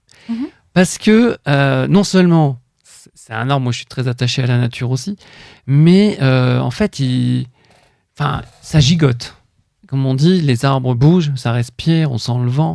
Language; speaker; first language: French; native; French